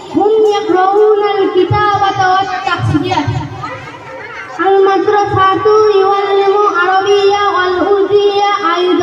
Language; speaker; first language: Arabic; non-native, learner; Bangla